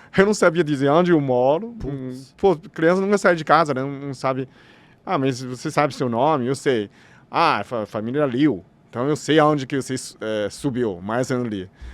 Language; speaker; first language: Portuguese; non-native, fluent; Chinese